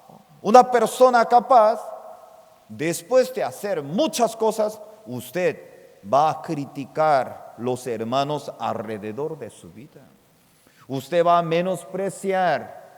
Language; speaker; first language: Spanish; non-native, fluent; Korean